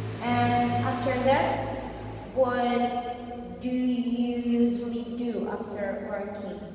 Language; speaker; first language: English; non-native, fluent; Indonesian